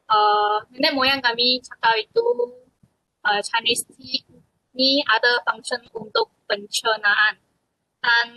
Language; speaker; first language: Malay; non-native, local second language; Chinese